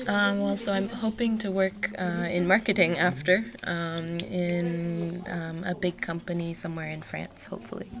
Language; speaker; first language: English; native; English